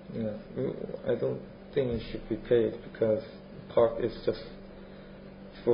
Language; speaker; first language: English; non-native, fluent; Korean